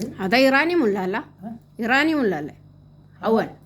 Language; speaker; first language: Arabic; non-native, learner; Malayalam